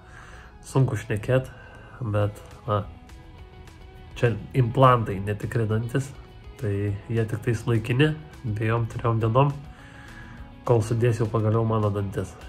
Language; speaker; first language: Lithuanian; native; Lithuanian